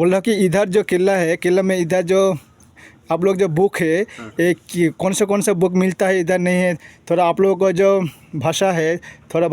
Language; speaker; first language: Hindi; non-native, local second language; Bangla